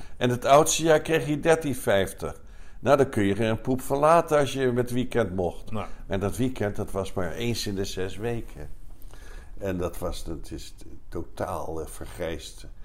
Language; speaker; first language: Dutch; native; Dutch